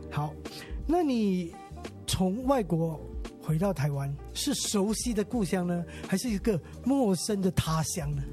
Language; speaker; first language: Chinese; native; Chinese